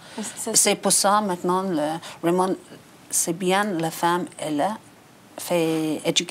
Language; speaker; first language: French; non-native, learner; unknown